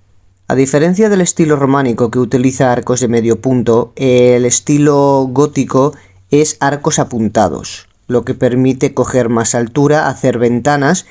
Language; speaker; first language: Spanish; native; Spanish